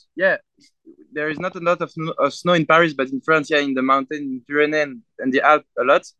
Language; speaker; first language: English; non-native, fluent; French